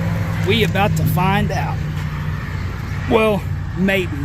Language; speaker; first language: English; native; English